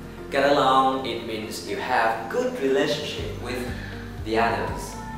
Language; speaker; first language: English; non-native, fluent; Vietnamese